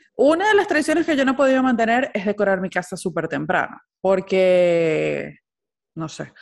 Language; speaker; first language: Spanish; native; Spanish